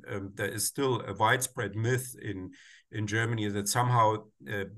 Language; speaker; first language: English; non-native, fluent; German